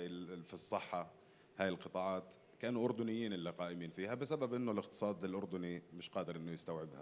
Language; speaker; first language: Arabic; native; Arabic